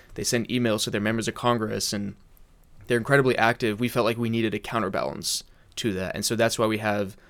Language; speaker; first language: English; early bilingual, heritage; English